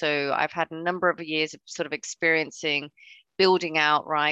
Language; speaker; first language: English; non-native, local second language; Cantonese